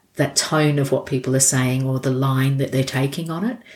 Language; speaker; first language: English; native; English